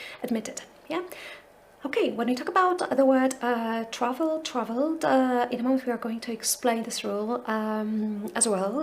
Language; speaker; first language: English; non-native, fluent; Polish